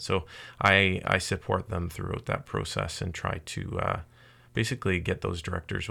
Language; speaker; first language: English; native; English